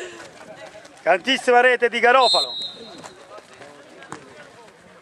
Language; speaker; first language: Italian; native; Italian